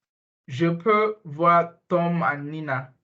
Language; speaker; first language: French; non-native, learner; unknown